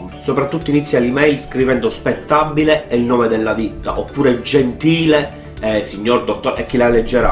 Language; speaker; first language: Italian; native; Italian